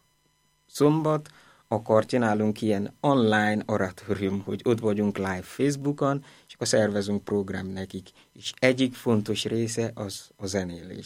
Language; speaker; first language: Hungarian; non-native, fluent; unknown